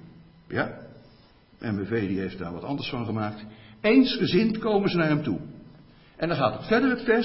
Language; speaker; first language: Dutch; native; Dutch